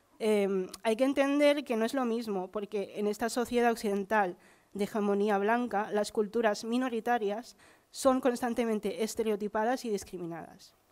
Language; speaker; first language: Spanish; early bilingual, other home language; Filipino